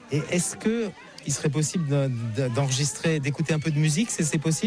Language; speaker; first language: French; native; French